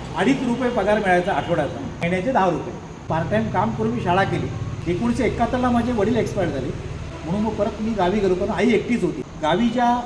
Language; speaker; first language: Marathi; native; Marathi